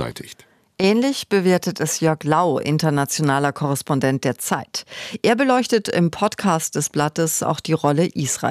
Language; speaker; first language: German; native; German